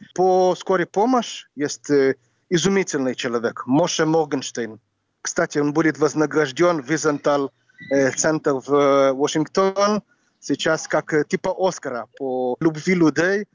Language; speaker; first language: Russian; non-native, fluent; Hebrew